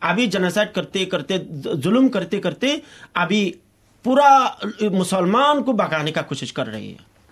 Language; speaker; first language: Hindi; non-native, fluent; Rohingya